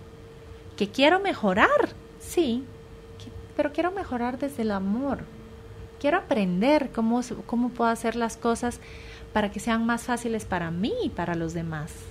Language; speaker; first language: Spanish; native; Spanish